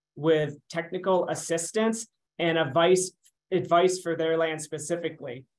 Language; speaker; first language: English; native; English